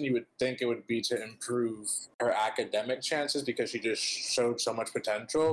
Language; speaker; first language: English; native; English